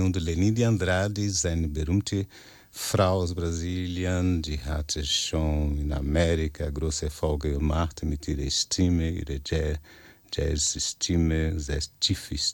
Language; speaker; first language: German; non-native, fluent; Portuguese